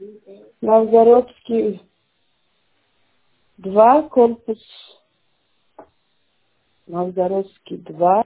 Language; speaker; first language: Russian; non-native, learner; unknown